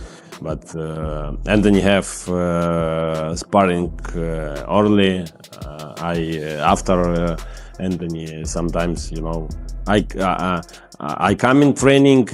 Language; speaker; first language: English; non-native, learner; Ukrainian